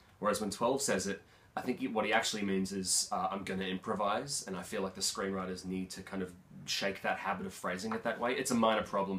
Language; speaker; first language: English; native; English